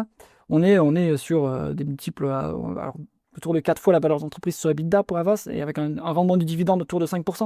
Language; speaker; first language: French; native; French